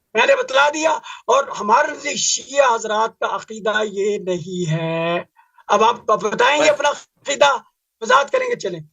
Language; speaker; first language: Urdu; native; Urdu